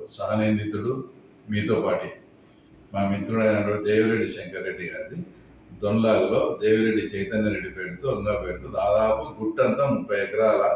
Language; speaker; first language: Telugu; native; Telugu